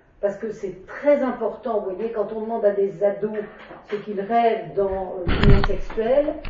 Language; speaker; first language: French; native; French